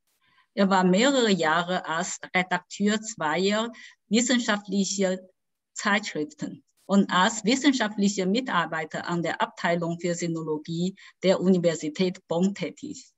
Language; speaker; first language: German; non-native, fluent; Chinese